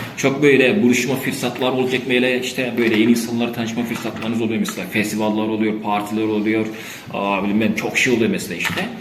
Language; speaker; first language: Turkish; non-native, fluent; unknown